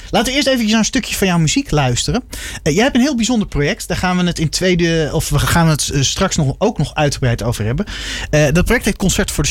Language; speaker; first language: Dutch; native; Dutch